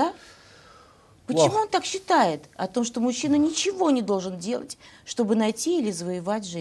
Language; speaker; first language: Russian; native; Russian